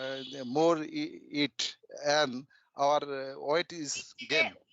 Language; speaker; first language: English; non-native, learner; Bangla